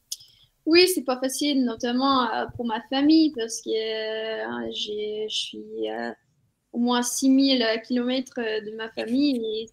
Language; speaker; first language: French; non-native, fluent; English